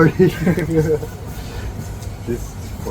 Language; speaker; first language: English; non-native, learner; German